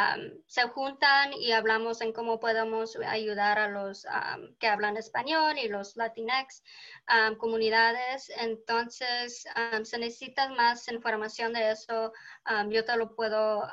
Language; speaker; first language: Spanish; early bilingual, heritage; Spanish